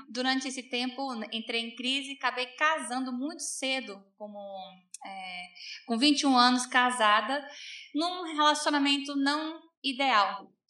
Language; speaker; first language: Portuguese; non-native, fluent; English